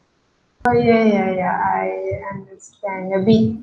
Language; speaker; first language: English; non-native, local second language; Malay